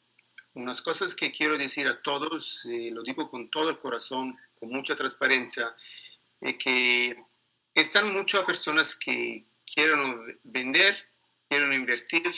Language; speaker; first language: Spanish; non-native, learner; Italian